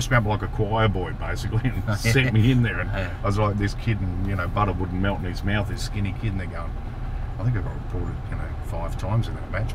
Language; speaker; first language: English; native; English